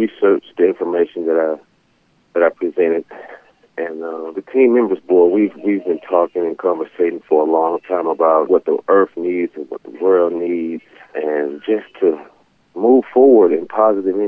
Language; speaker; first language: English; native; English